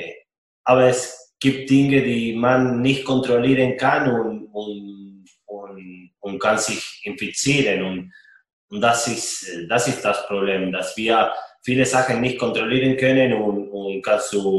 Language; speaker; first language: German; non-native, fluent; Spanish